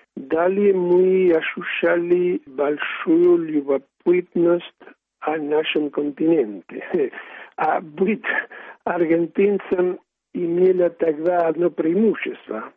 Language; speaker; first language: Russian; non-native, fluent; Spanish